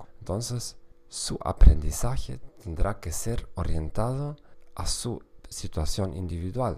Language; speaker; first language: Spanish; non-native, fluent; German